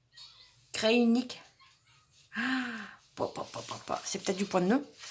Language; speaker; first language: French; native; French